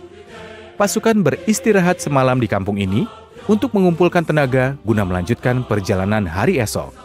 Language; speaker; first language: Indonesian; native; Indonesian